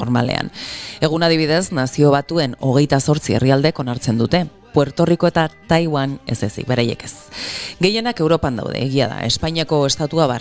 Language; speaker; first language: Basque; native; Basque